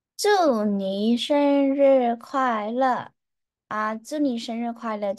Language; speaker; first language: Chinese; native; Chinese